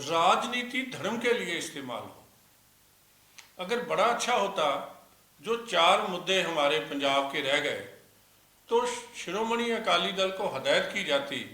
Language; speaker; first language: Hindi; non-native, local second language; Punjabi